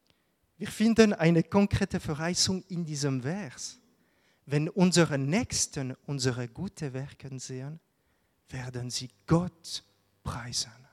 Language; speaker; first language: German; non-native, local second language; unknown